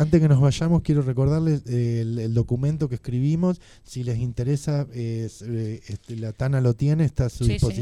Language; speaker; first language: Spanish; native; Spanish